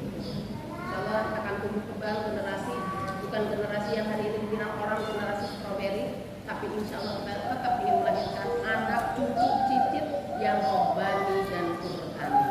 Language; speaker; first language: Indonesian; native; Indonesian